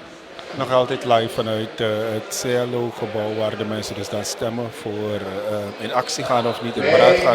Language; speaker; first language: Dutch; native; Dutch